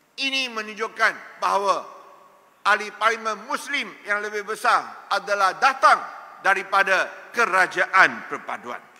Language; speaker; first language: Malay; non-native, local second language; Chinese